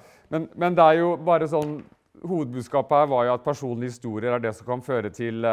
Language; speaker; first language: Norwegian; native; Norwegian